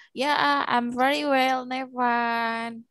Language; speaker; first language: English; non-native, fluent; Indonesian